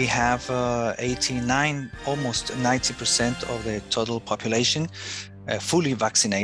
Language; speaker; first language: English; non-native, fluent; Spanish